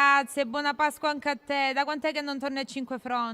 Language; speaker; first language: Italian; native; Italian